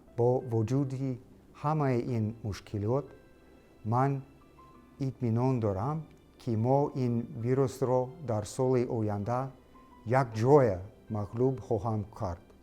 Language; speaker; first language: Tajik; non-native, learner; English